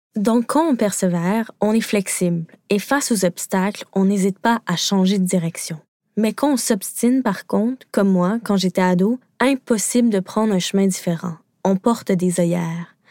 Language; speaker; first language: French; native; French